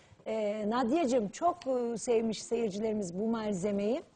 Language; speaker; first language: Turkish; native; Turkish